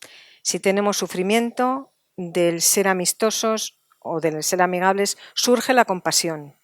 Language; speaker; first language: Spanish; native; Spanish